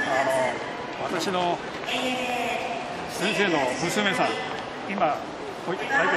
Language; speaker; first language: Japanese; non-native, learner; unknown